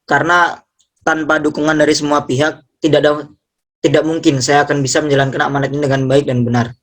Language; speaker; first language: Malay; native; Malay